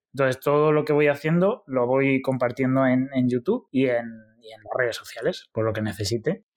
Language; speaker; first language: Spanish; native; Spanish